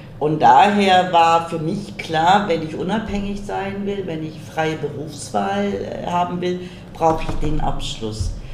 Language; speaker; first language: German; early bilingual, other home language; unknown